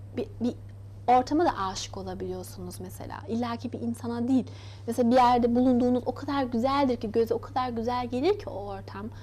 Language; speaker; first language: Turkish; early bilingual, heritage; Turkish